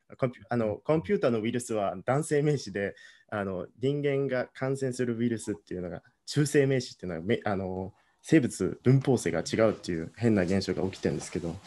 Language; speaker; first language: Japanese; non-native, fluent; German